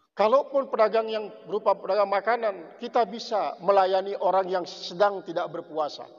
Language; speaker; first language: Indonesian; non-native, local second language; Sasak